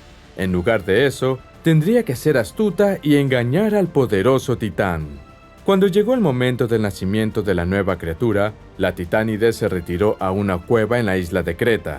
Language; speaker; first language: Spanish; native; Spanish